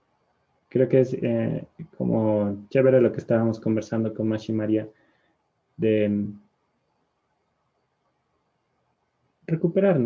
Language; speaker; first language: Spanish; native; Spanish